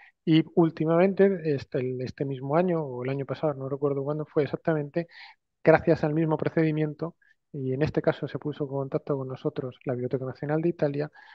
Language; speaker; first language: Spanish; native; Spanish